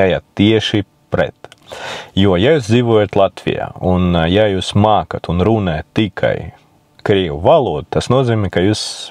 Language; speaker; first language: Latvian; non-native, local second language; Russian